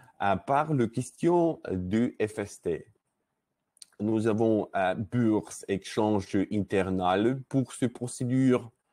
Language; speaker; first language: French; non-native, learner; Russian